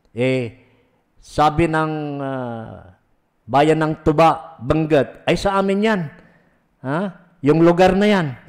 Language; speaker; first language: Filipino; non-native, local second language; Pangasinan